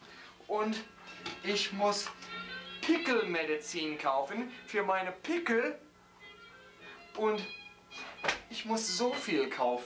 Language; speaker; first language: German; non-native, learner; English